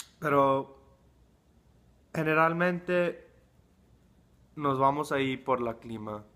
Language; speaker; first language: Spanish; early bilingual, heritage; English